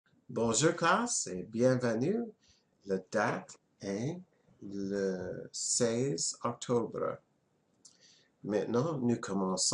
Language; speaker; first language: French; non-native, fluent; English